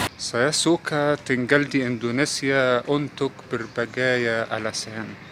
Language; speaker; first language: Indonesian; non-native, fluent; Arabic